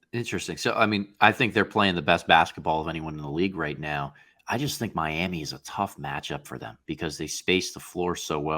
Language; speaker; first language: English; native; English